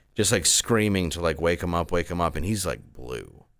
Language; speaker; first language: English; native; English